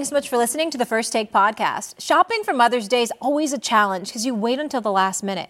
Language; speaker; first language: English; native; English